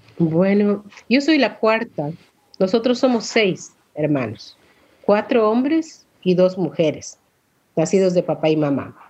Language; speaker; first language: Spanish; non-native, local second language; Quechua